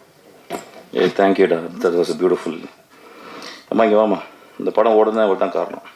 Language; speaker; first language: Tamil; native; Tamil